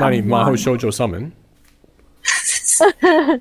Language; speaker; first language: Japanese; non-native, learner; English